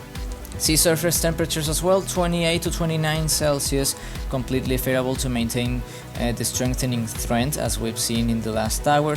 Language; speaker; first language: English; non-native, fluent; Spanish